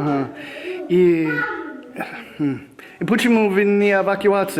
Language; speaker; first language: Russian; non-native, learner; English